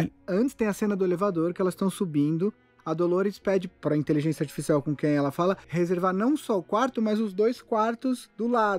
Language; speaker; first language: Portuguese; native; Portuguese